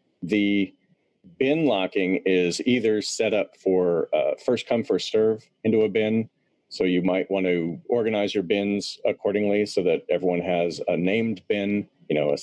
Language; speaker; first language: English; native; English